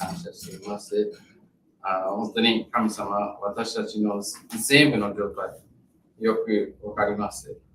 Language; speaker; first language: Japanese; non-native, learner; English